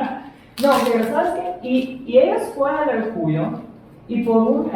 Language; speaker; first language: Spanish; non-native, fluent; Lithuanian